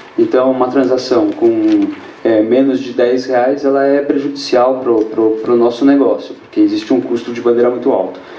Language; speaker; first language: Portuguese; native; Portuguese